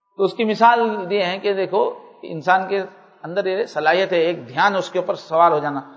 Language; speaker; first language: Urdu; native; Urdu